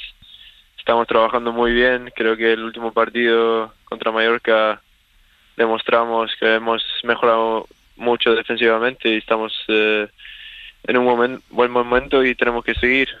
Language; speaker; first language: Spanish; early bilingual, other home language; Swedish